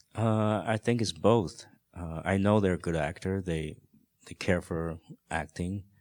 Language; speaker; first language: English; non-native, fluent; Chinese